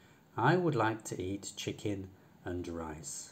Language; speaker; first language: English; non-native, fluent; Polish